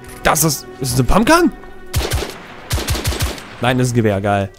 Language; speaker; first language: German; native; German